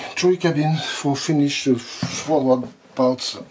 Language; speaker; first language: English; non-native, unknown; French